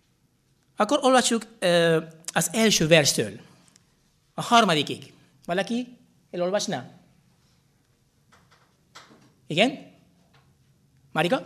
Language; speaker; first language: Hungarian; non-native, fluent; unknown